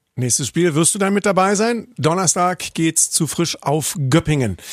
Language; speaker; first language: German; native; German